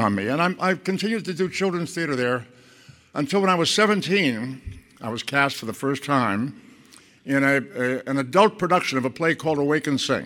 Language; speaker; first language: English; native; English